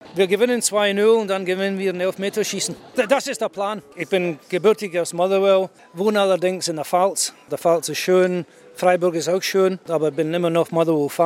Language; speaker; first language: German; non-native, fluent; English